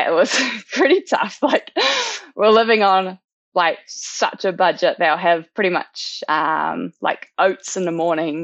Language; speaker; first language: English; native; English